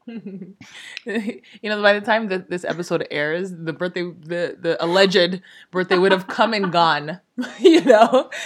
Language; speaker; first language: English; early bilingual, other home language; Yoruba